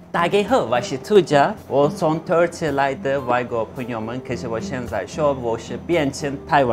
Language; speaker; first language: Chinese; non-native, fluent; Turkish